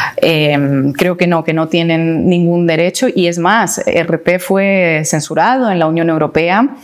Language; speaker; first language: Spanish; non-native, fluent; Russian